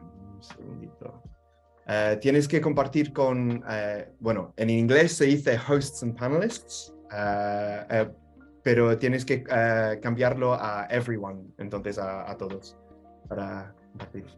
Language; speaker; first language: Spanish; non-native, fluent; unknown